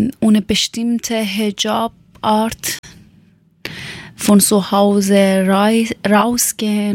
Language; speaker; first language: German; non-native, learner; Persian